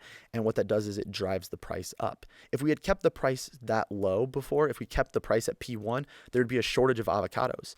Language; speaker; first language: English; native; English